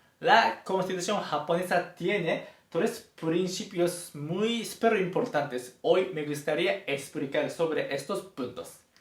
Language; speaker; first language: Spanish; non-native, fluent; Japanese